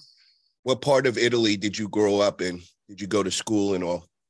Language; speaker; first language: English; native; English